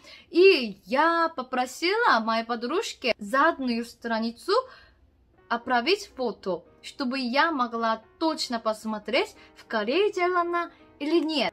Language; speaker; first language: Russian; non-native, learner; Korean